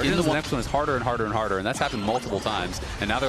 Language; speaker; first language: English; native; English